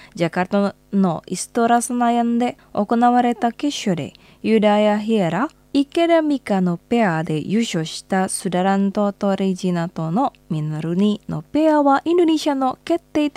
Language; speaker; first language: Japanese; non-native, fluent; Indonesian